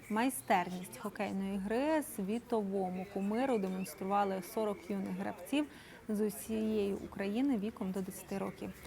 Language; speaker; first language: Ukrainian; native; Ukrainian